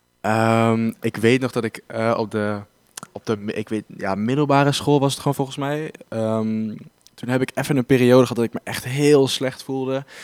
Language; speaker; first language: Dutch; native; Dutch